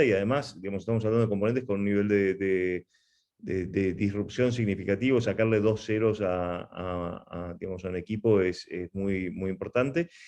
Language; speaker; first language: Spanish; native; Spanish